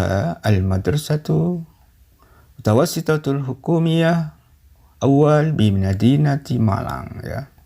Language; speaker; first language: Arabic; non-native, fluent; Indonesian